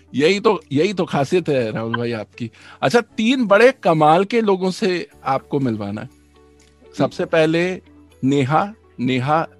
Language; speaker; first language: Hindi; native; Hindi